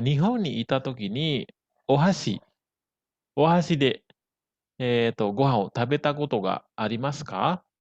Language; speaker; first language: Japanese; non-native, fluent; Indonesian